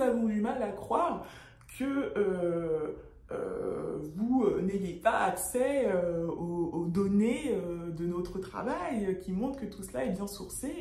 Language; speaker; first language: French; native; French